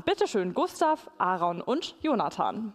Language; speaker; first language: German; native; German